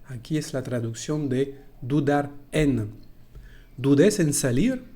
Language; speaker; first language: Spanish; non-native, fluent; French